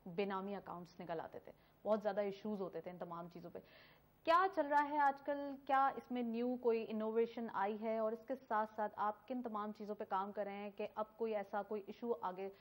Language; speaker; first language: Urdu; native; Urdu